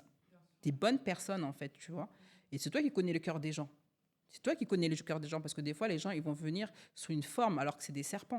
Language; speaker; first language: French; native; French